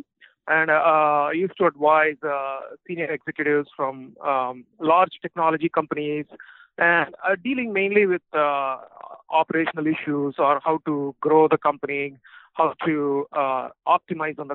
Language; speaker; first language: English; non-native, local second language; Telugu